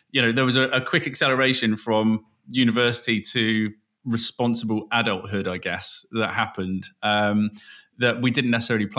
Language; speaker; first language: English; native; English